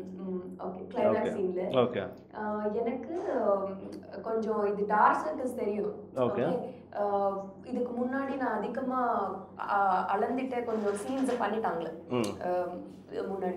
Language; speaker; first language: Tamil; non-native, learner; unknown